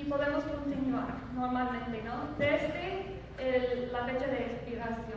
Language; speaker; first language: Spanish; early bilingual, other home language; English